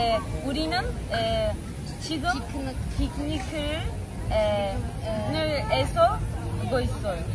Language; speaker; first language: Korean; non-native, learner; Kurdish